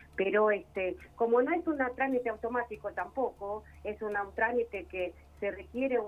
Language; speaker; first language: Spanish; non-native, fluent; Russian